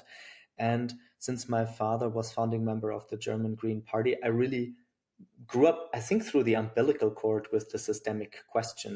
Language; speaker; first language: English; non-native, fluent; German